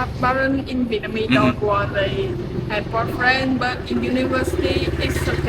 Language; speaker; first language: English; non-native, learner; Vietnamese